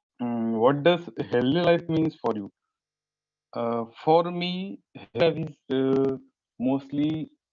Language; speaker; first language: English; non-native, learner; Marathi